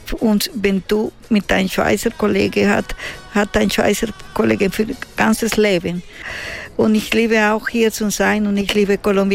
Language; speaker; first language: German; non-native, learner; Spanish